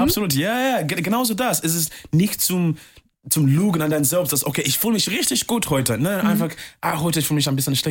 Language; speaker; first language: German; non-native, fluent; English